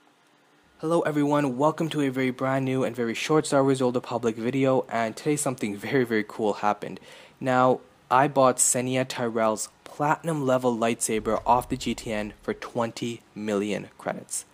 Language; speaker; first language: English; native; English